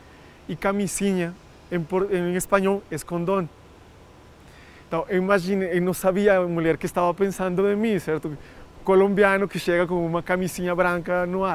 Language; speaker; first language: Portuguese; non-native, fluent; Spanish